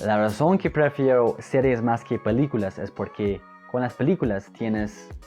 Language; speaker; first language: Spanish; non-native, fluent; English